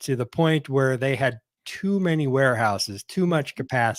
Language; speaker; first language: English; native; English